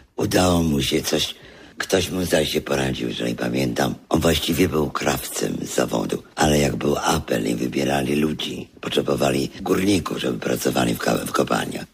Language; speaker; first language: Polish; early bilingual, heritage; Polish